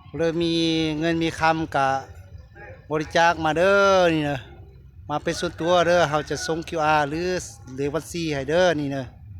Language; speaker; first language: Lao; non-native, local second language; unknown